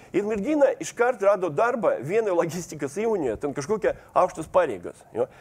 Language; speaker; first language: Lithuanian; non-native, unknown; Russian